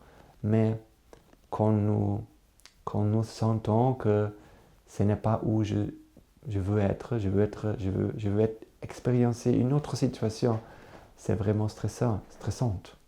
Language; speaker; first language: French; non-native, learner; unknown